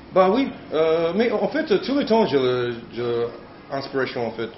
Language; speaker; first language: French; non-native, learner; English